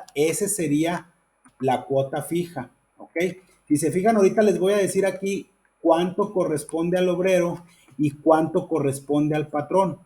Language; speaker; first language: Spanish; native; Spanish